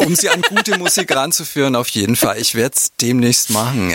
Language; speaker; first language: German; native; German